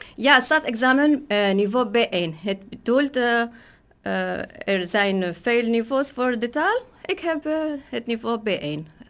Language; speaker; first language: Dutch; non-native, learner; Arabic